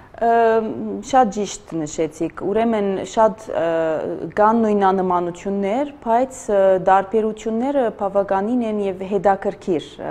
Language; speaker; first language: Armenian; early bilingual, heritage; Armenian